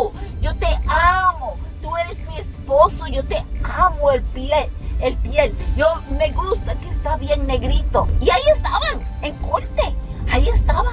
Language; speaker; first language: Spanish; early bilingual, heritage; Spanish